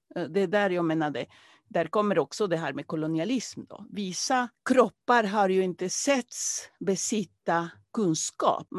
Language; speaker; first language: Swedish; non-native, fluent; Spanish